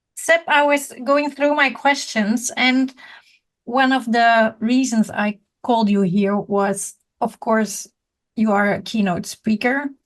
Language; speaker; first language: English; non-native, fluent; Dutch